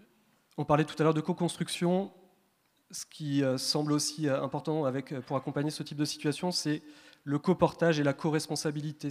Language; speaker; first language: French; native; French